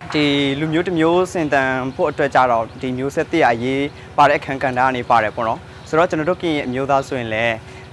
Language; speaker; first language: Burmese; non-native, local second language; S'gaw Karen